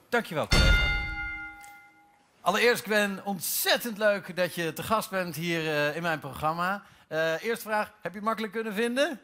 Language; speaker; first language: Dutch; native; Dutch